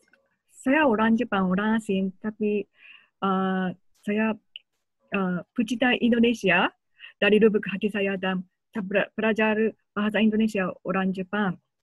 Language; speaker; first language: Indonesian; non-native, learner; Japanese